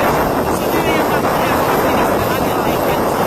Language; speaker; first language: Swedish; native; Swedish